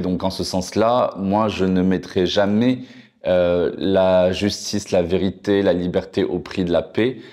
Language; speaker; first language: French; non-native, local second language; Arabic